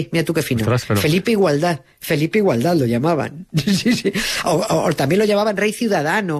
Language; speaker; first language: Spanish; native; Spanish